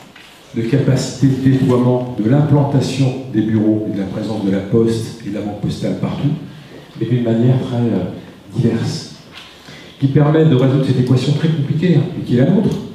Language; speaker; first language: French; native; French